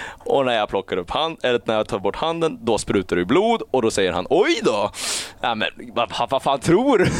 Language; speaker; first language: Swedish; early bilingual, other home language; Chinese